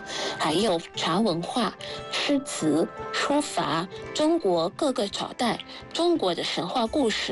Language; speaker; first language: Chinese; non-native, fluent; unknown